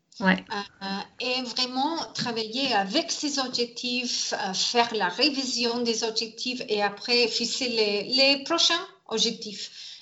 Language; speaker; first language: French; non-native, learner; English